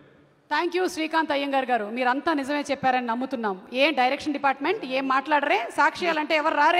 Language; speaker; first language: Telugu; native; Telugu